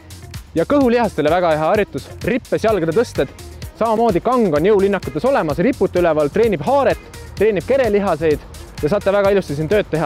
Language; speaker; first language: Estonian; native; Estonian